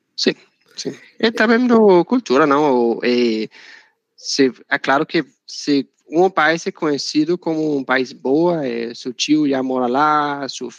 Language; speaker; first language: Portuguese; non-native, fluent; Danish